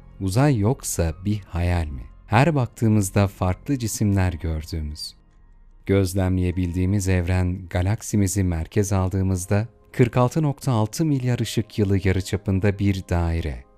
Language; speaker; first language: Turkish; native; Turkish